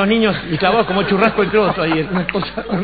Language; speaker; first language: Spanish; native; Spanish